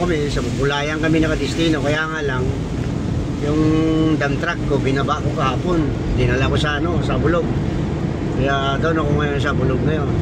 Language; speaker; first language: Filipino; native; Filipino